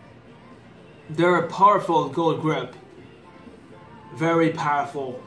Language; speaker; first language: English; non-native, fluent; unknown